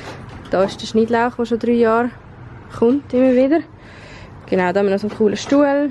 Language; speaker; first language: German; native; German